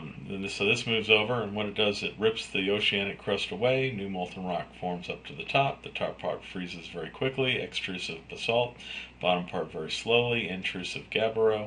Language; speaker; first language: English; native; English